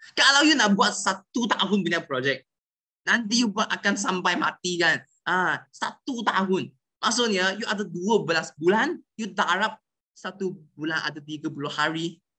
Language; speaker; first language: Malay; non-native, local second language; Chinese